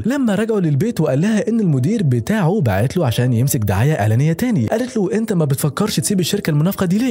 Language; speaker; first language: Arabic; native; Arabic